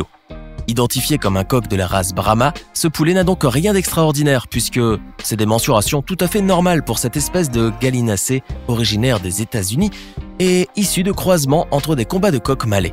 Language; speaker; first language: French; native; French